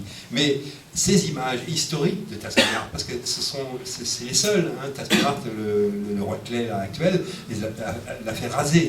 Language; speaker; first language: French; native; French